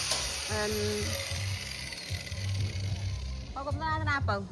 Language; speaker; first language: English; non-native, learner; Khmer